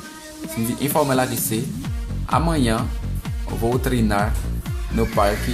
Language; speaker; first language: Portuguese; non-native, learner; Haitian Creole